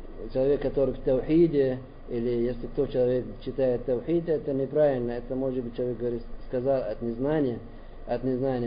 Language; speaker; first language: Russian; non-native, learner; Arabic